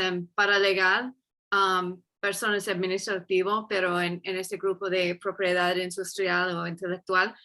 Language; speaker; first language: Spanish; non-native, fluent; English